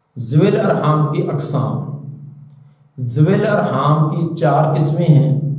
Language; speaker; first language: Urdu; non-native, local second language; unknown